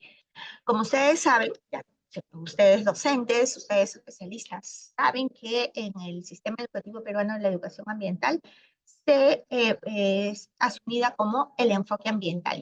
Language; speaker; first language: Spanish; native; Spanish